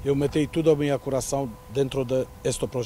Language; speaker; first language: Portuguese; non-native, learner; Romanian